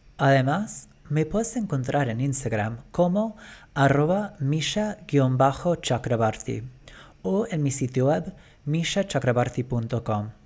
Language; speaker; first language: Spanish; non-native, fluent; English